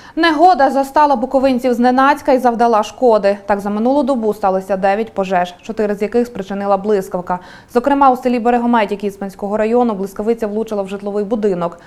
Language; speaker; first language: Ukrainian; native; Ukrainian